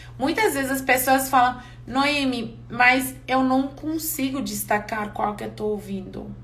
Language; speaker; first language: Portuguese; non-native, fluent; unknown